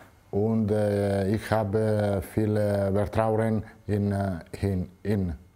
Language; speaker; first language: German; non-native, learner; Italian